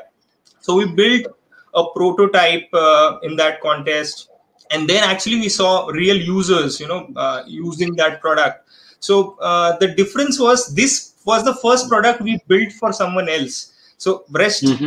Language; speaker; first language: English; non-native, local second language; Marathi